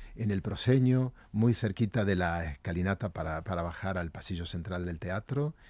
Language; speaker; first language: Spanish; native; Spanish